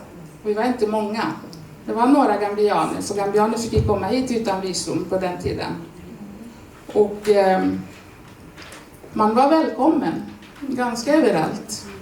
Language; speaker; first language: Swedish; non-native, fluent; Swahili